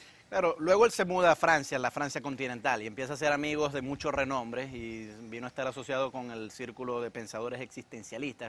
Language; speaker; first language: Spanish; native; Spanish